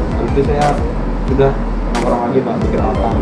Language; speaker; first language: Indonesian; native; Indonesian